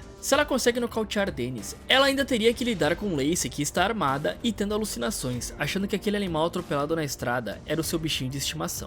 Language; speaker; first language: Portuguese; native; Portuguese